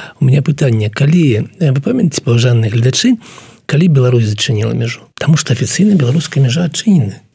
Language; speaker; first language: Belarusian; non-native, local second language; Russian